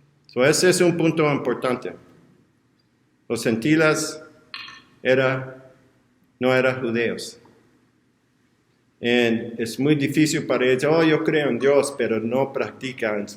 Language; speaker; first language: Spanish; non-native, learner; English